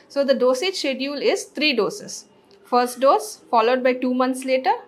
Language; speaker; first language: English; non-native, local second language; Telugu